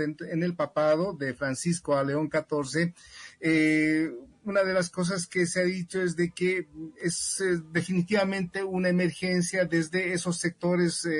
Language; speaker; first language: Spanish; native; Spanish